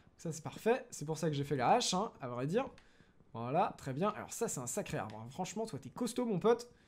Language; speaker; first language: French; native; French